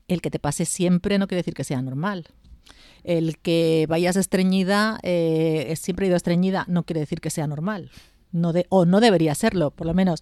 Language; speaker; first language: Spanish; native; Spanish